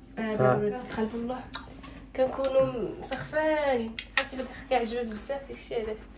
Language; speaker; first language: Arabic; native; Arabic